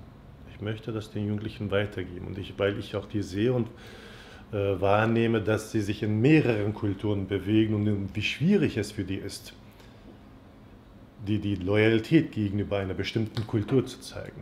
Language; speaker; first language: German; non-native, fluent; Turkish